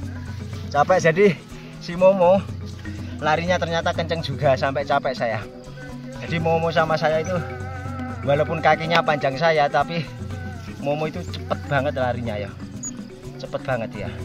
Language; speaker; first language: Indonesian; non-native, local second language; Javanese